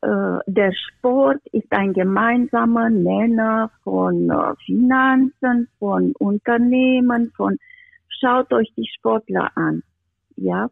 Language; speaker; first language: German; non-native, fluent; Romanian